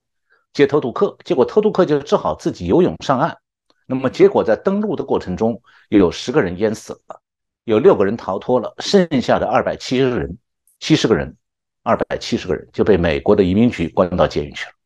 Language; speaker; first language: Chinese; native; Chinese